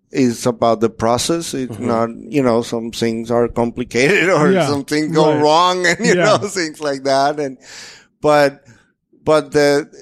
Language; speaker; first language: English; non-native, fluent; Spanish